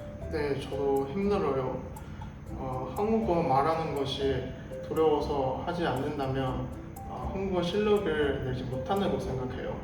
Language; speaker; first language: Korean; non-native, fluent; Chinese